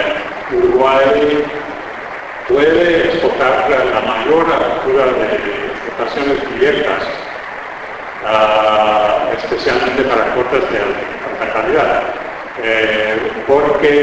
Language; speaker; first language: Spanish; non-native, fluent; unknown